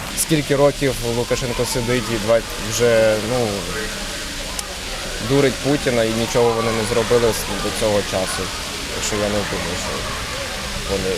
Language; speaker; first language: Ukrainian; non-native, local second language; Russian